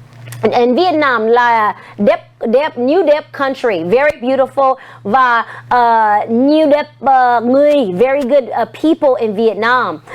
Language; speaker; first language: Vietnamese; non-native, learner; English